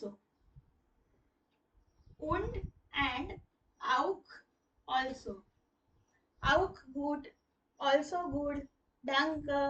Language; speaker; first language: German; non-native, fluent; Hindi